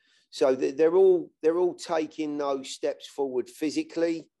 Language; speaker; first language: English; native; English